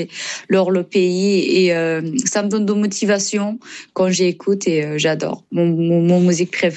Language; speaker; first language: French; non-native, learner; Persian